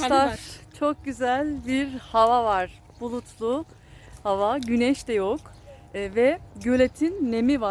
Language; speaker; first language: Turkish; native; Turkish